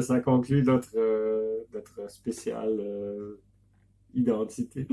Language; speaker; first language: French; native; French